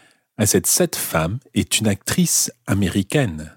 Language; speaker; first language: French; non-native, fluent; English